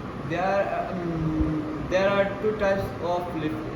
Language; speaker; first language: English; non-native, local second language; Sylheti